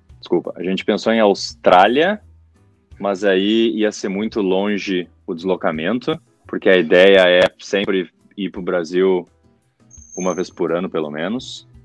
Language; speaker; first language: Portuguese; native; Portuguese